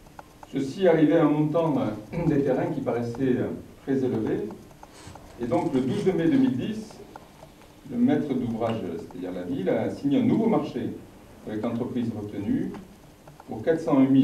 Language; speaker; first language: French; native; French